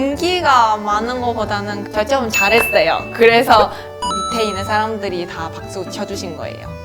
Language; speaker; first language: Korean; non-native, learner; Chinese